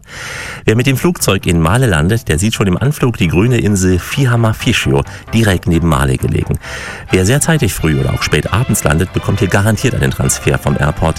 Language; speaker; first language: German; native; German